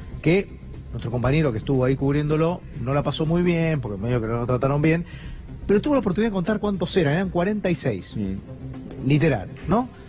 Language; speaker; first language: Spanish; native; Spanish